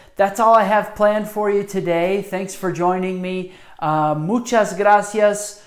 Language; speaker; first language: English; native; English